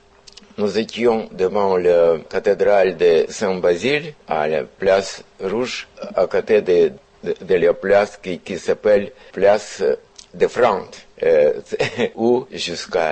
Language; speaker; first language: French; non-native, fluent; Russian